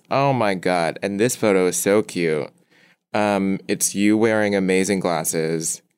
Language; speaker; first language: English; early bilingual, other home language; Korean